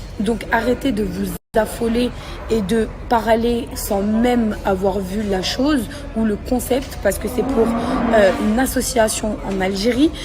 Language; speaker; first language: French; early bilingual, other home language; Arabic